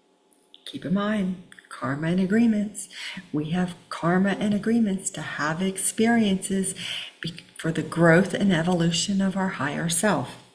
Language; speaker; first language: English; native; English